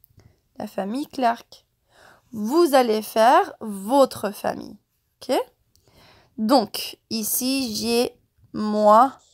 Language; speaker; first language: French; non-native, fluent; English